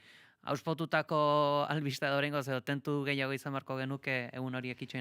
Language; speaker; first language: Basque; native; Basque